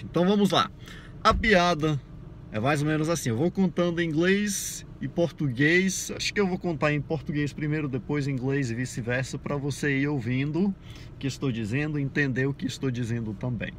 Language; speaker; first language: Portuguese; non-native, fluent; English